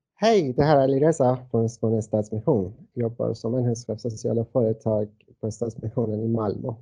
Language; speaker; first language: Swedish; non-native, fluent; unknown